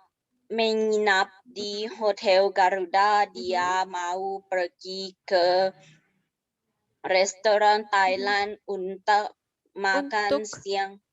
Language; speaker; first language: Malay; non-native, learner; Thai